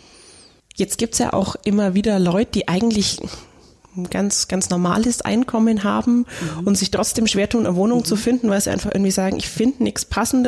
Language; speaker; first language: German; native; German